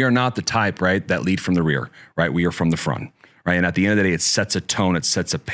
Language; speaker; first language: English; native; English